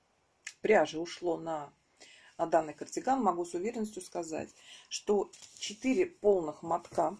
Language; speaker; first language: Russian; native; Russian